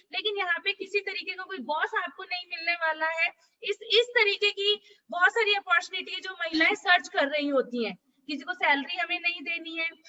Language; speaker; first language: Hindi; native; Hindi